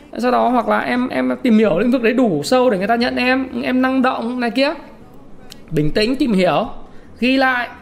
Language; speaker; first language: Vietnamese; native; Vietnamese